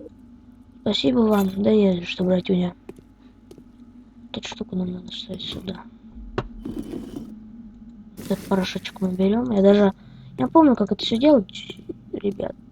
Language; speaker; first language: Russian; native; Russian